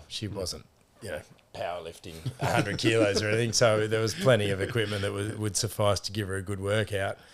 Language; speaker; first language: English; native; English